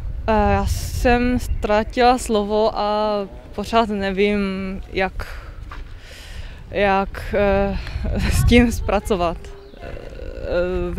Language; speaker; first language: Czech; non-native, learner; Japanese